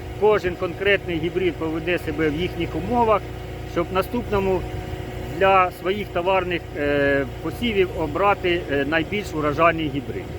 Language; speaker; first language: Ukrainian; native; Ukrainian